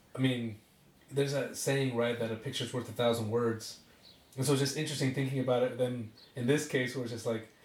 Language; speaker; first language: English; native; English